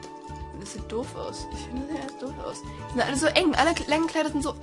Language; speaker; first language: German; native; German